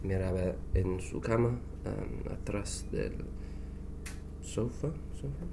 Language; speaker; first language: Spanish; non-native, learner; English